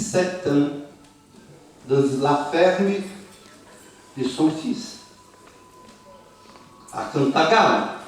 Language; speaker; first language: French; non-native, fluent; Portuguese